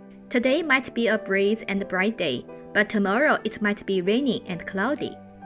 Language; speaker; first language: English; non-native, fluent; Chinese